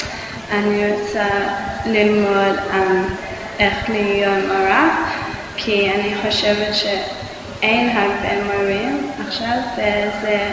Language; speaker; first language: Hebrew; non-native, learner; English